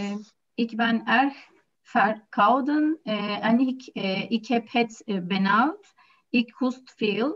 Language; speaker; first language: Dutch; non-native, learner; Turkish